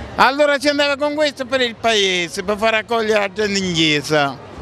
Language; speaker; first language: Italian; native; Italian